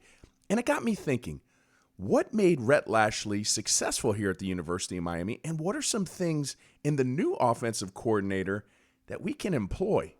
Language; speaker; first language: English; native; English